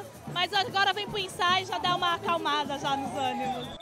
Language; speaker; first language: Portuguese; native; Portuguese